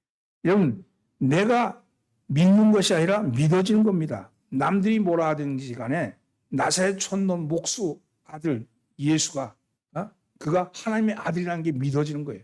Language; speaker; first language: Korean; native; Korean